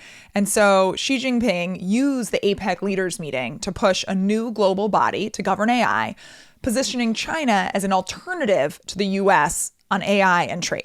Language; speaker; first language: English; native; English